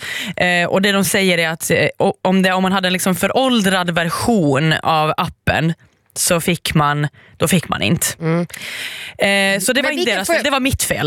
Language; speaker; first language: Swedish; native; Swedish